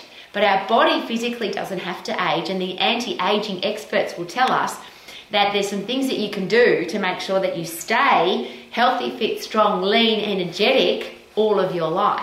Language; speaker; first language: English; native; English